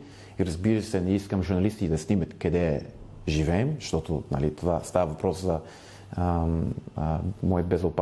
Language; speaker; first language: Bulgarian; non-native, fluent; English